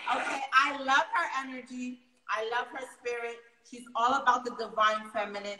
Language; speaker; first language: English; native; English